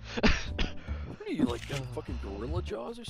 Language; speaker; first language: English; native; English